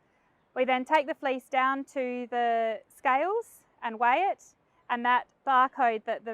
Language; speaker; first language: English; native; English